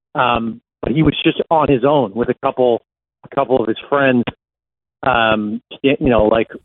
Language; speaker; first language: English; native; English